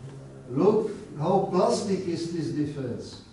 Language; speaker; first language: English; non-native, learner; Czech